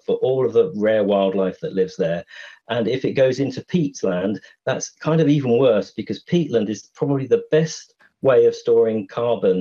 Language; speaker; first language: English; native; English